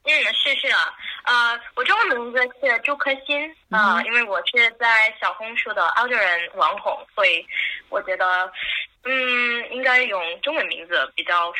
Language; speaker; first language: Chinese; non-native, fluent; English